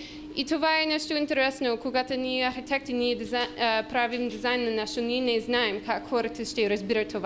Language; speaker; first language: Bulgarian; non-native, learner; English